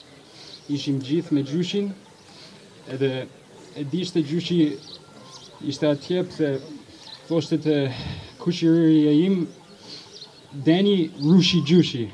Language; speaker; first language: Albanian; early bilingual, heritage; Albanian